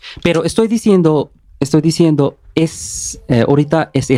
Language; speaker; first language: Spanish; non-native, learner; Bangla